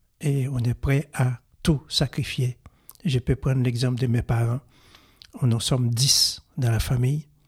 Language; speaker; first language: French; non-native, local second language; Haitian Creole